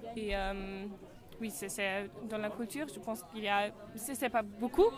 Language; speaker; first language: French; non-native, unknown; German